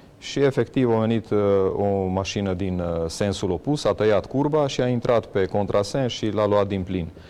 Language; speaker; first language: Romanian; non-native, local second language; Hungarian